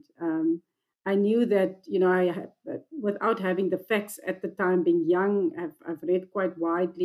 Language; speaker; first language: English; non-native, local second language; Afrikaans